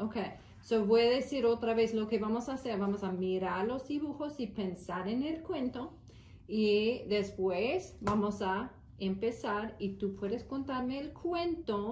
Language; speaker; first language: Spanish; early bilingual, heritage; Spanish